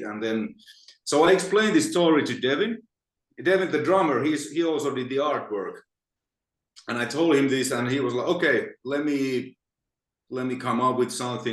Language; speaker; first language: English; non-native, fluent; Finnish